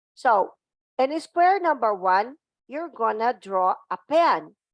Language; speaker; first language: English; non-native, fluent; Portuguese